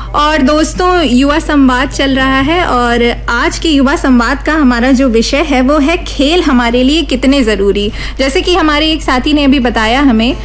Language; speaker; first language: Hindi; native; Hindi